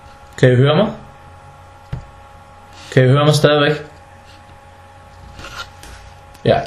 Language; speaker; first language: Danish; early bilingual, other home language; Arabic